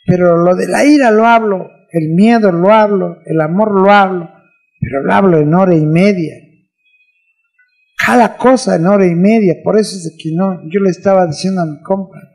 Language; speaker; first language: Spanish; native; Spanish